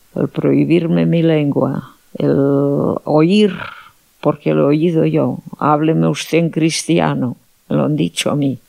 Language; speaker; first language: Spanish; non-native, local second language; Catalan